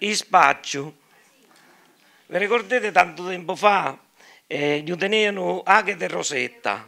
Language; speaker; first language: Italian; native; Italian